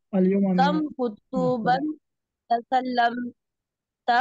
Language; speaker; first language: Arabic; non-native, learner; Urdu